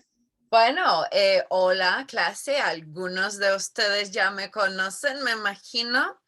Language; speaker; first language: Spanish; non-native, fluent; English